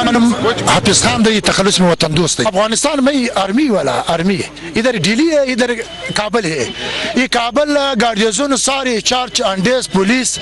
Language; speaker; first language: Hindi; non-native, learner; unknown